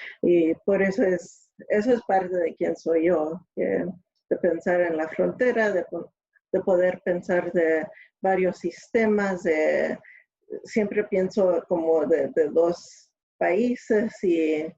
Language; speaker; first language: Spanish; early bilingual, other home language; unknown